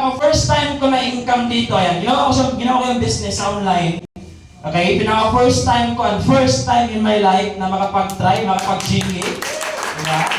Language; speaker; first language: Filipino; non-native, local second language; Masbatenyo